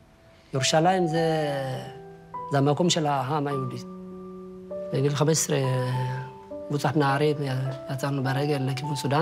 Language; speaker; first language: Hebrew; non-native, fluent; Amharic